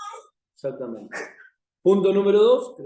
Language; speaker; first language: Spanish; native; Spanish